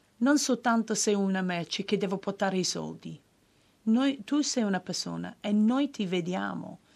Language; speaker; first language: Italian; non-native, fluent; English